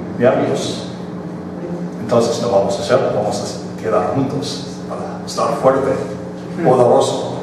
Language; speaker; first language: Spanish; non-native, fluent; English